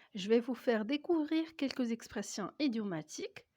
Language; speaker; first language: French; non-native, local second language; Arabic